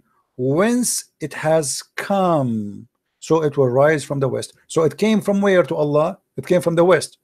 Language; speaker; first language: English; non-native, fluent; Arabic